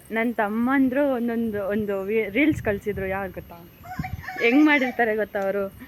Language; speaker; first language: Kannada; non-native, local second language; Lambadi